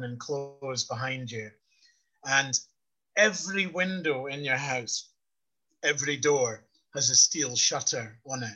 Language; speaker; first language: English; native; English